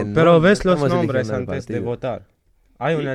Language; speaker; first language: Spanish; non-native, fluent; Arabic